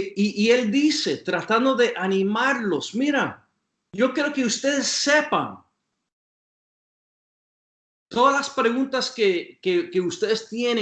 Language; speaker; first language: Spanish; non-native, fluent; English